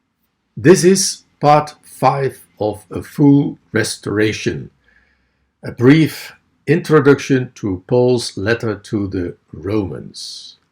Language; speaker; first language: English; non-native, fluent; Dutch